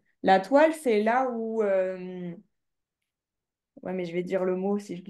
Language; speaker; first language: French; native; French